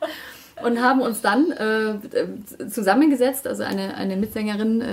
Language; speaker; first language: German; native; German